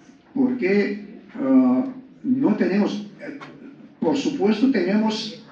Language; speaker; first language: Spanish; non-native, learner; Georgian